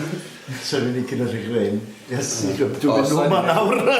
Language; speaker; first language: Welsh; native; Welsh